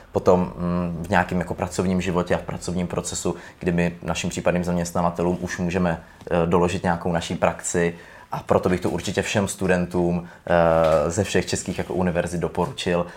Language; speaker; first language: Czech; native; Czech